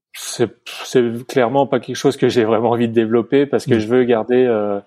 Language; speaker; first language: French; native; French